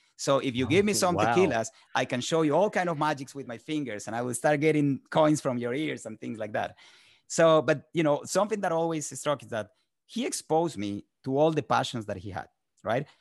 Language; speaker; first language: English; non-native, fluent; Spanish